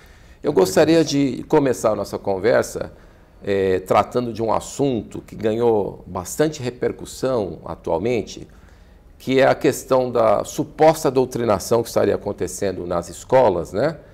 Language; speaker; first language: Portuguese; native; Portuguese